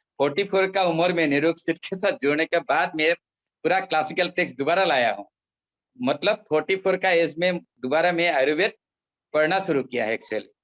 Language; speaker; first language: Hindi; non-native, local second language; Assamese